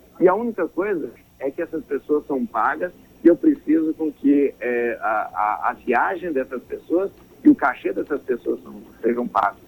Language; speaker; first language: Portuguese; native; Portuguese